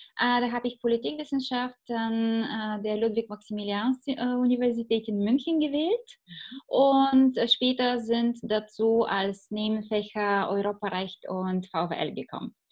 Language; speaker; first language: German; non-native, fluent; Bulgarian